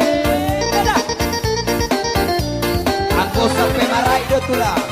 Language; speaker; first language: Indonesian; non-native, local second language; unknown